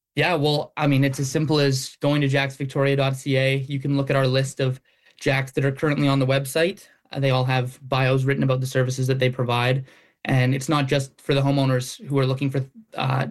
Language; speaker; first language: English; native; English